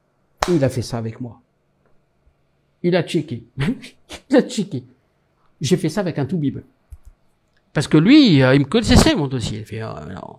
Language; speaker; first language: French; native; French